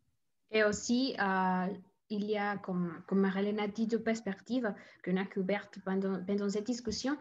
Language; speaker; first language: French; non-native, learner; Spanish